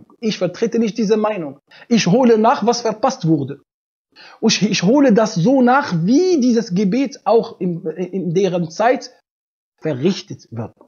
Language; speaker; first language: German; non-native, fluent; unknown